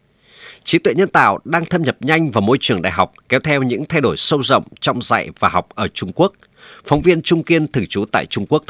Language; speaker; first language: Vietnamese; native; Vietnamese